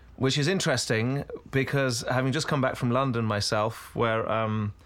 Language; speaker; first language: English; native; English